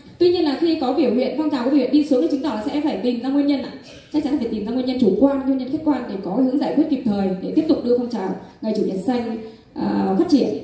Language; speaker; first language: Vietnamese; non-native, local second language; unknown